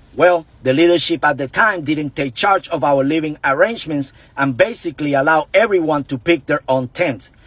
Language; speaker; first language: English; non-native, fluent; Spanish